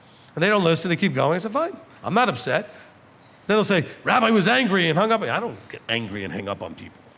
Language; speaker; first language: English; native; English